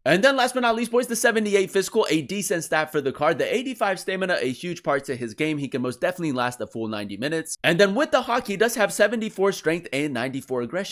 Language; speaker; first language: English; native; English